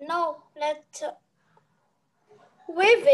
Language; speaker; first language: English; non-native, learner; Vietnamese